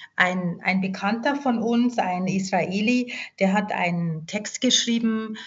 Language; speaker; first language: German; native; German